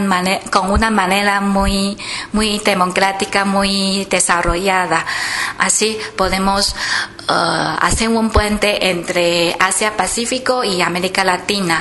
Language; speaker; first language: Spanish; non-native, fluent; Chinese